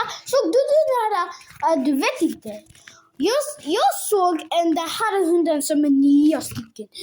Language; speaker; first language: Swedish; non-native, local second language; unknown